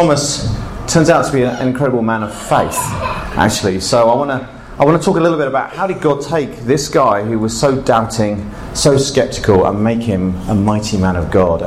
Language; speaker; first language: English; native; English